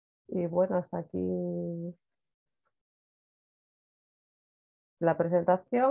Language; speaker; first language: Spanish; native; Spanish